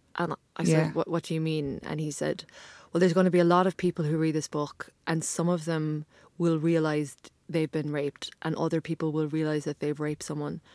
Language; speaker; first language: English; native; English